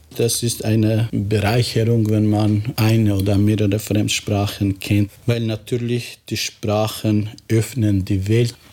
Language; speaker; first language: German; non-native, fluent; Albanian